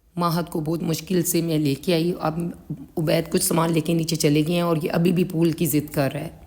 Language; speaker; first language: Urdu; native; Urdu